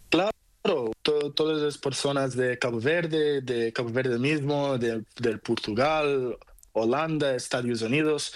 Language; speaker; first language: Spanish; non-native, learner; Portuguese